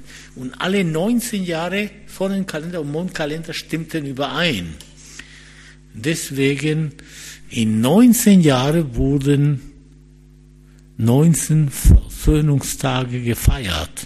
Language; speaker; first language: German; non-native, fluent; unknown